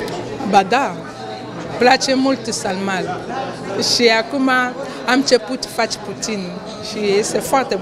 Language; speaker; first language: Romanian; non-native, learner; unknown